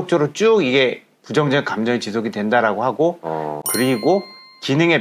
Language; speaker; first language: Korean; native; Korean